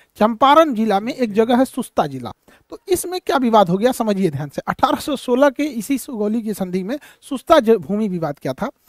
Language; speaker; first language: Hindi; native; Hindi